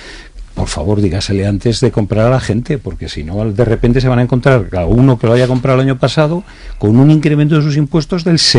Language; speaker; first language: Spanish; native; Spanish